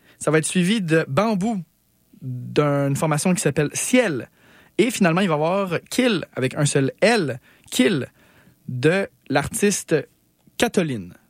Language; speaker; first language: French; native; French